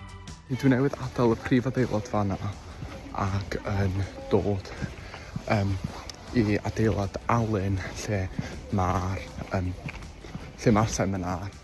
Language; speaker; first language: Welsh; native; Welsh